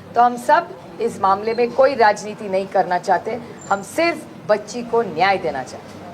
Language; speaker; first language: Hindi; non-native, local second language; Marathi